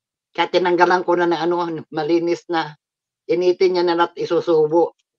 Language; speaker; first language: Filipino; native; Filipino